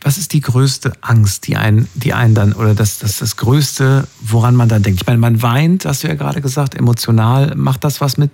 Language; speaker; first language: German; native; German